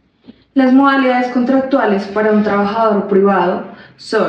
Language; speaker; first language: Spanish; native; Spanish